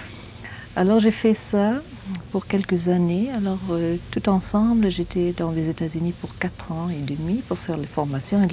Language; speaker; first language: French; non-native, fluent; German